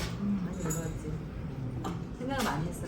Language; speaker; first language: Korean; native; Korean